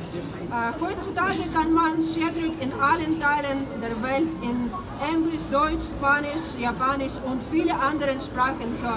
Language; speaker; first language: German; non-native, learner; Ukrainian